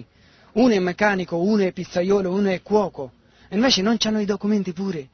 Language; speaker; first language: Italian; non-native, learner; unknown